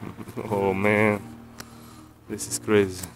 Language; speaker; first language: English; non-native, learner; Croatian